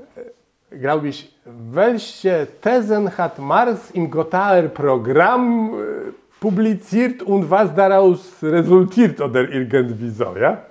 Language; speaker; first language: German; non-native, fluent; Polish